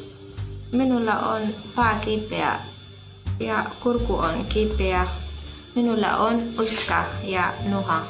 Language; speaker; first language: Finnish; non-native, learner; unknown